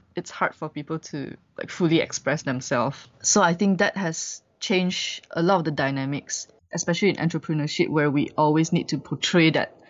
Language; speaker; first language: English; non-native, local second language; Chinese